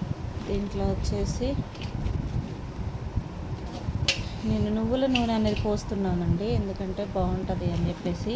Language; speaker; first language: Telugu; native; Telugu